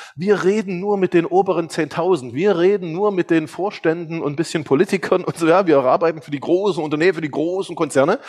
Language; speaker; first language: German; early bilingual, other home language; Hungarian